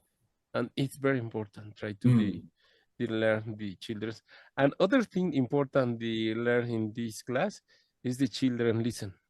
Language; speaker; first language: English; non-native, learner; Spanish